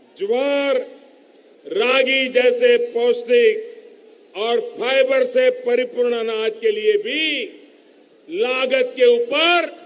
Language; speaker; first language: Hindi; non-native, local second language; Gujarati